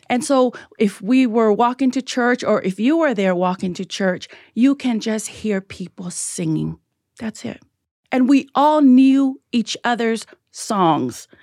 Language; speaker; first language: English; early bilingual, other home language; Tongan